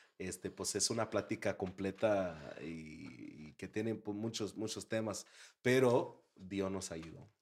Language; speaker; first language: Spanish; early bilingual, heritage; Spanish